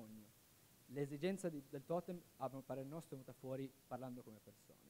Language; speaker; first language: Italian; native; Italian